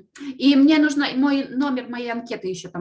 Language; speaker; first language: Russian; native; Russian